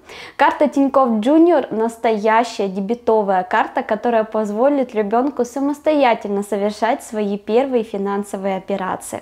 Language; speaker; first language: Russian; native; Russian